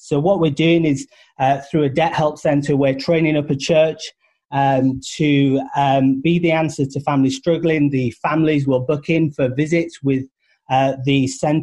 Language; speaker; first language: English; native; English